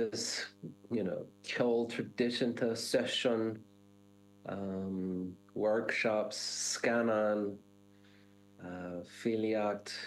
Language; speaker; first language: Irish; non-native, learner; English